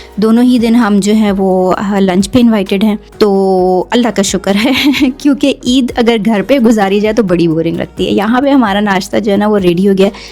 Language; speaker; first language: Urdu; native; Urdu